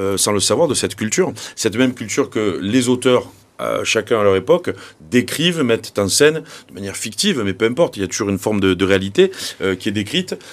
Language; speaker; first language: French; native; French